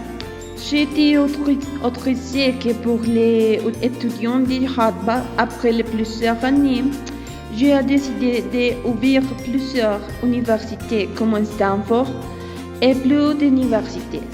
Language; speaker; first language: French; non-native, learner; Spanish